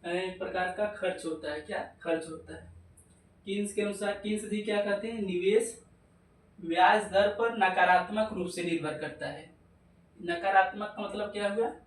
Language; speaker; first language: Hindi; native; Hindi